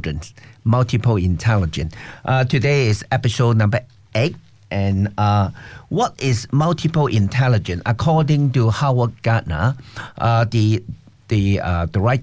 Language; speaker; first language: English; non-native, local second language; Cantonese